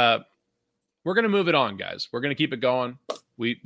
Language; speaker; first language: English; native; English